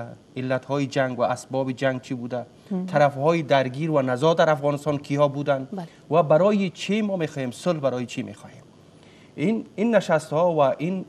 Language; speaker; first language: Persian; native; Persian